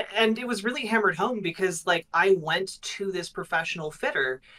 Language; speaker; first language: English; native; English